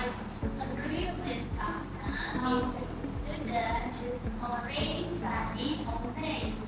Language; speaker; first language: English; non-native, learner; Indonesian